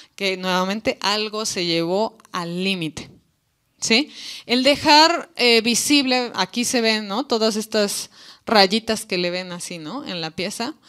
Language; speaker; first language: Spanish; native; Spanish